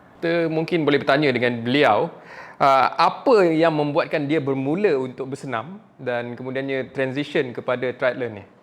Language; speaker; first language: Malay; native; Malay